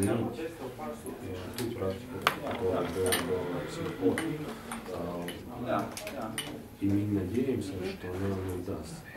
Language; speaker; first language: Russian; non-native, local second language; Latvian